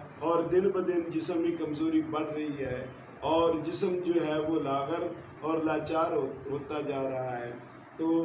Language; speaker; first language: Urdu; non-native, local second language; Punjabi